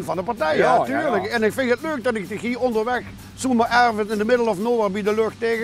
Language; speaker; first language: Dutch; native; Dutch